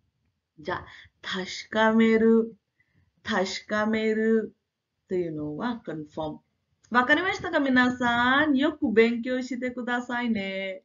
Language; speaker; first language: Japanese; non-native, fluent; Marathi